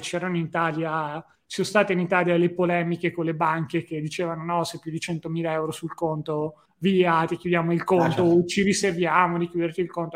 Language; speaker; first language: Italian; native; Italian